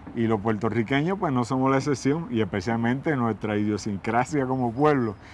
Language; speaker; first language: Spanish; native; Spanish